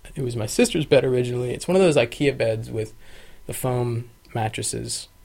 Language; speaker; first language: English; native; English